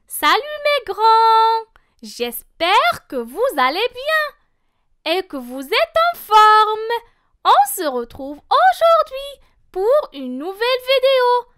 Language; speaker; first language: French; non-native, local second language; Arabic